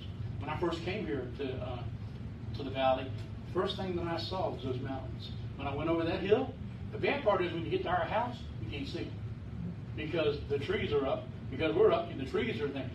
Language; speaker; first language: English; native; English